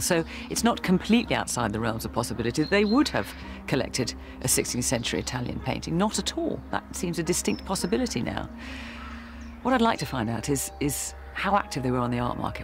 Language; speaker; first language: English; native; English